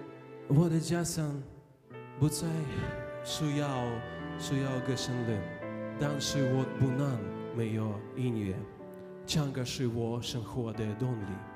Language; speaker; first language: Chinese; non-native, fluent; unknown